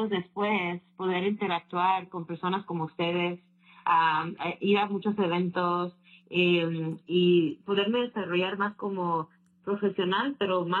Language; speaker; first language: Spanish; native; Spanish